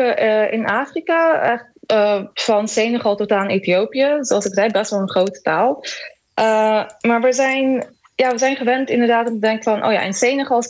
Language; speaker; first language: Dutch; early bilingual, other home language; Macedonian